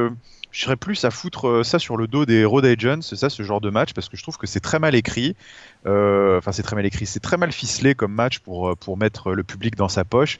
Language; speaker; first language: French; native; French